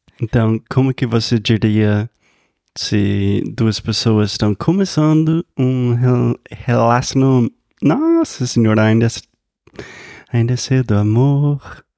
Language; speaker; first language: Portuguese; non-native, fluent; English